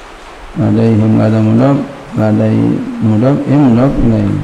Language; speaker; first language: Arabic; non-native, fluent; Indonesian